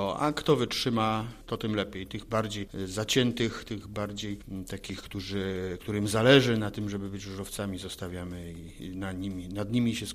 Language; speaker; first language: Polish; native; Polish